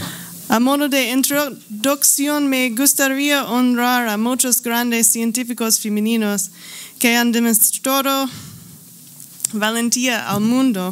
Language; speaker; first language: Spanish; non-native, learner; English